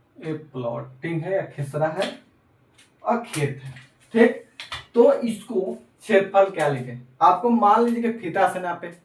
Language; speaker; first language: Hindi; native; Hindi